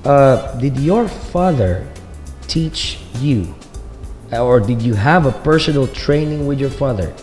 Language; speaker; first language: English; non-native, local second language; Filipino